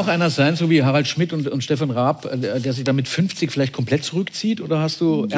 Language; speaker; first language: German; native; German